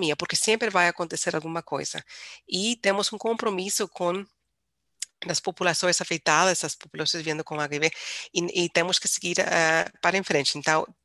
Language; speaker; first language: Portuguese; non-native, fluent; English